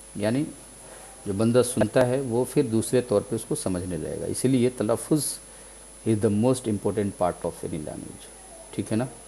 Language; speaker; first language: Urdu; native; Urdu